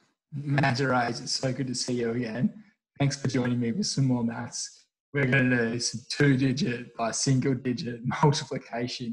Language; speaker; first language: English; native; English